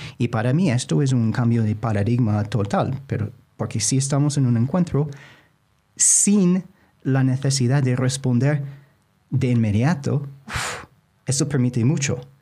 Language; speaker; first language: Spanish; non-native, fluent; English